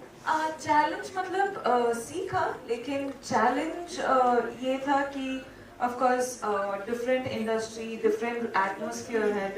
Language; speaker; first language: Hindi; non-native, local second language; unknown